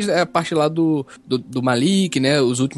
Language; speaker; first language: Portuguese; native; Portuguese